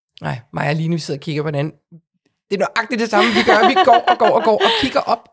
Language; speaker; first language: Danish; native; Danish